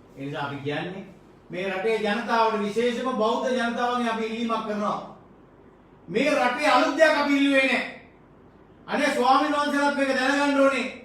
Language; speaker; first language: Sinhala; non-native, local second language; Tamil